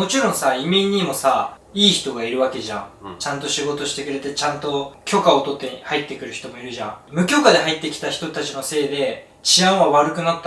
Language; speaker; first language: Japanese; native; Japanese